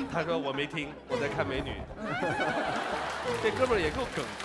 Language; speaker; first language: Chinese; native; Chinese